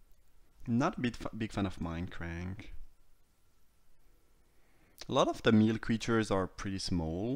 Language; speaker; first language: English; non-native, fluent; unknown